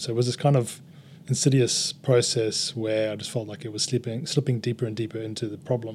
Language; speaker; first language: English; native; English